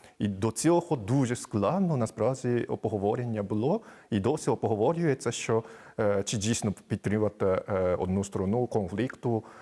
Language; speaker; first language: Ukrainian; non-native, fluent; Japanese